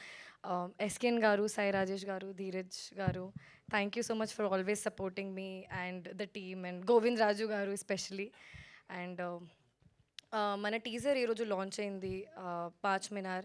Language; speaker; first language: Telugu; non-native, fluent; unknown